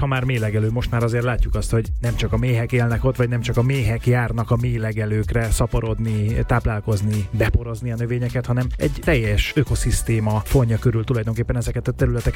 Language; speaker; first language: Hungarian; native; Hungarian